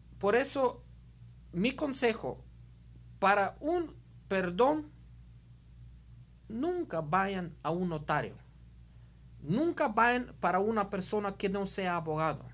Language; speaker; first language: Spanish; non-native, fluent; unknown